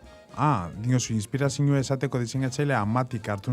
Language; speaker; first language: Basque; native; Basque